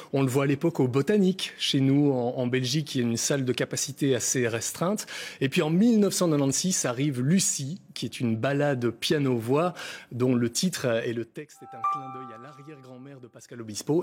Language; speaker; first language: French; native; French